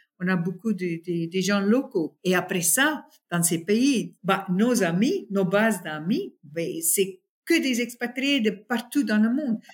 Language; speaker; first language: French; non-native, fluent; English